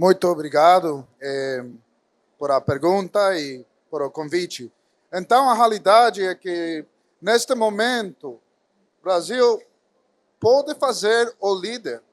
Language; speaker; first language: Portuguese; non-native, fluent; Spanish